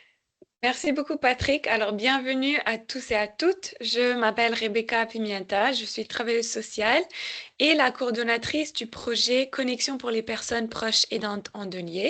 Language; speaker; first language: French; native; French